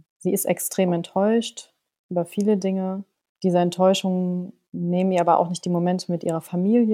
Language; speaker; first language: German; native; German